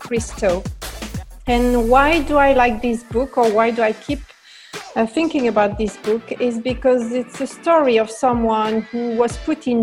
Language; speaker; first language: English; non-native, fluent; French